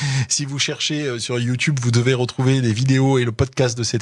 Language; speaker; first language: French; native; French